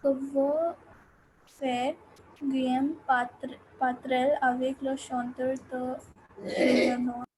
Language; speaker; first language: French; non-native, learner; Hindi